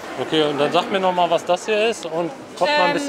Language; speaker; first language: German; native; German